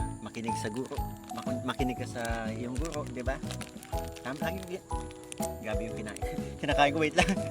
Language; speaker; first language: Filipino; native; Filipino